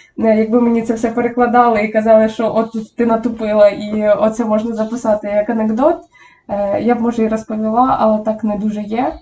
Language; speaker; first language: Ukrainian; native; Ukrainian